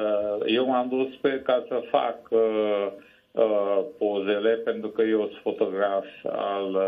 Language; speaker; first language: Romanian; non-native, local second language; Hungarian